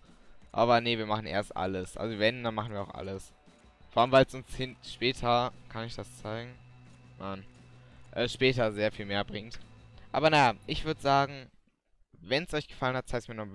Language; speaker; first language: German; native; German